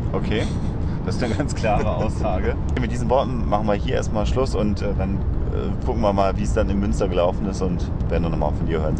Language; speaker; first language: German; native; German